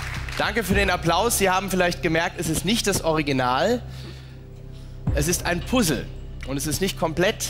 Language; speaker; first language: German; native; German